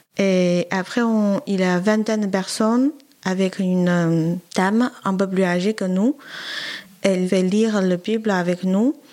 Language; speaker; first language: French; non-native, learner; Chinese